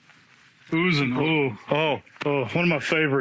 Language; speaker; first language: English; native; English